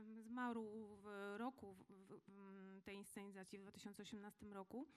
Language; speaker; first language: Polish; native; Polish